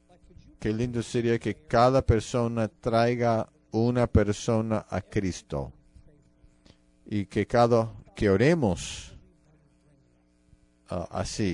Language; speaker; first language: Spanish; non-native, fluent; English